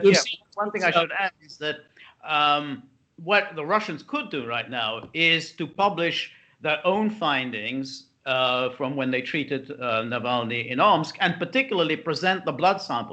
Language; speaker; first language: English; native; English